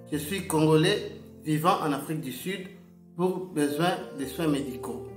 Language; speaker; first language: French; non-native, local second language; Lingala